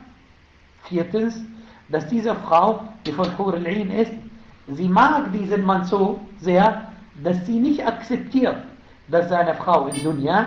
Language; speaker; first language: German; non-native, fluent; Arabic